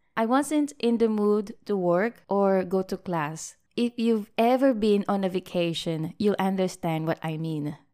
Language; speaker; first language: English; non-native, local second language; Filipino